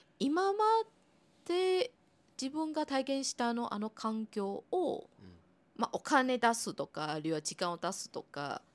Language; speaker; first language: Japanese; non-native, fluent; Chinese